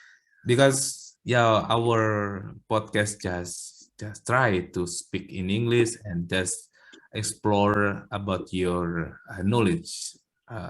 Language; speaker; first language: English; non-native, learner; Indonesian